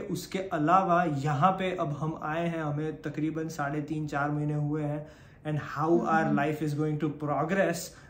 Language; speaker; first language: Hindi; non-native, local second language; Gujarati